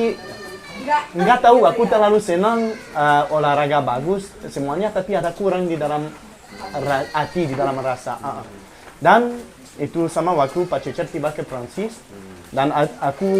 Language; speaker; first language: Indonesian; non-native, learner; French